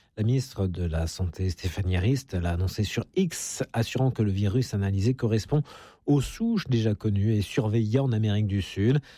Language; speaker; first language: French; native; French